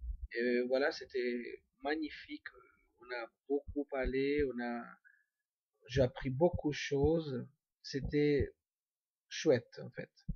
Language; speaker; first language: French; non-native, fluent; Spanish